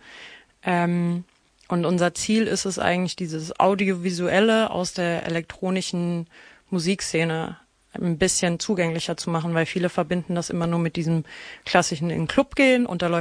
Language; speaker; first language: German; native; German